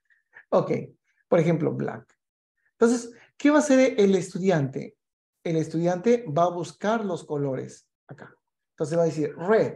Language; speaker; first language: Spanish; native; Spanish